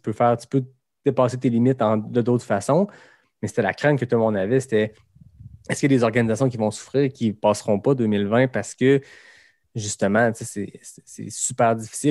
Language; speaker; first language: French; native; French